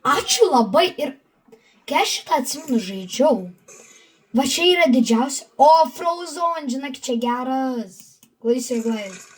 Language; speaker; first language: Lithuanian; native; Lithuanian